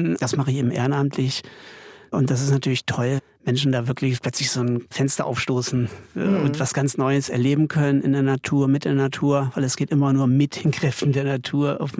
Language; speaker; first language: German; native; German